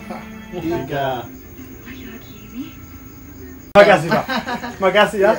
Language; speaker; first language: Indonesian; non-native, learner; German